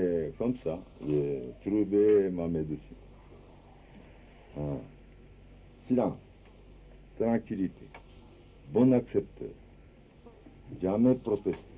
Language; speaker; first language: French; non-native, fluent; Japanese